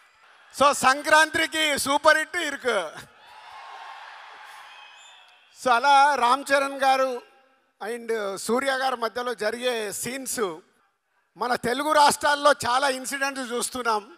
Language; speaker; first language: Telugu; native; Telugu